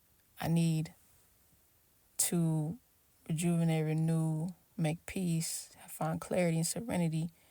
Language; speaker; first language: English; native; English